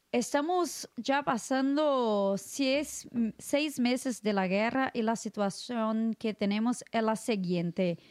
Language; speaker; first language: Spanish; non-native, fluent; Portuguese